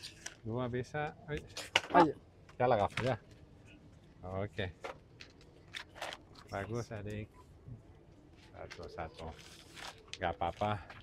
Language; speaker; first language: Indonesian; non-native, learner; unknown